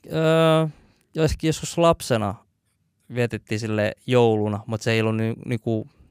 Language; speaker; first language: Finnish; early bilingual, other home language; Vietnamese